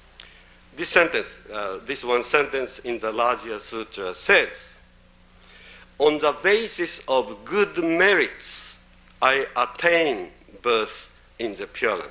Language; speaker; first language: English; non-native, fluent; Japanese